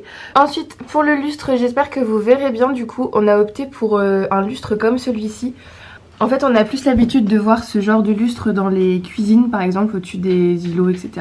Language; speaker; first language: French; native; French